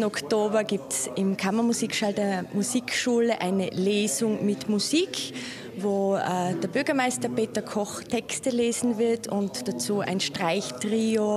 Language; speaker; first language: German; native; German